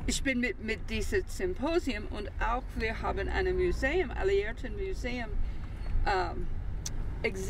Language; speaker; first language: German; non-native, learner; English